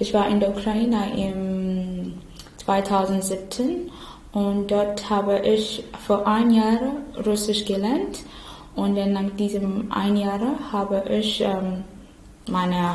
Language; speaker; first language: German; non-native, learner; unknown